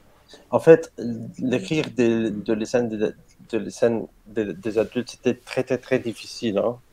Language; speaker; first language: French; non-native, learner; Arabic